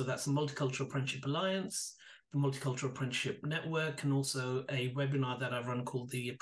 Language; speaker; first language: English; native; English